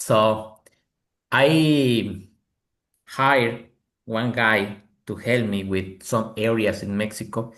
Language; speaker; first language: English; non-native, learner; Spanish